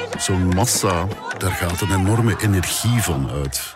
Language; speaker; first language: Dutch; native; Dutch